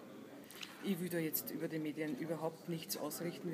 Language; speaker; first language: German; native; German